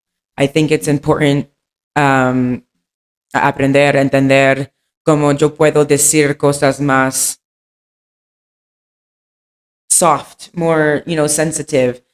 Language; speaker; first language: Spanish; non-native, learner; English